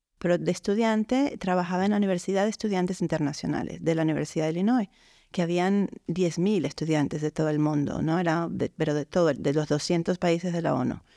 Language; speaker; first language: Spanish; native; Spanish